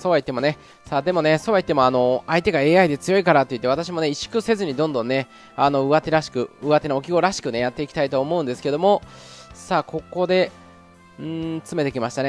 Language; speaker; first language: Japanese; native; Japanese